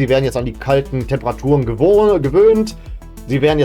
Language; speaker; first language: German; native; German